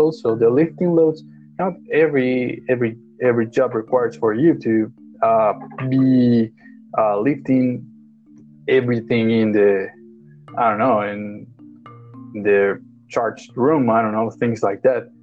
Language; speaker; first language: English; non-native, fluent; Spanish